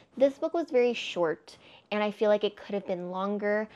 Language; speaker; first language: English; native; English